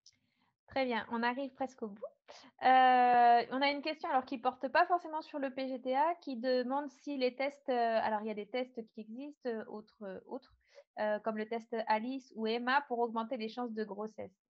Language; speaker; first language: French; native; French